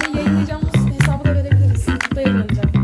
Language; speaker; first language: Turkish; native; Turkish